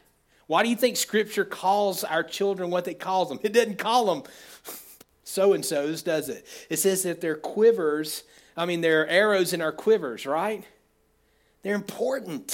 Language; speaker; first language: English; native; English